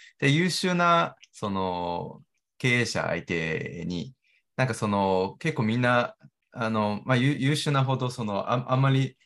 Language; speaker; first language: Japanese; non-native, fluent; Chinese